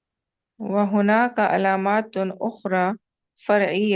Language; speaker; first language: Arabic; non-native, learner; Urdu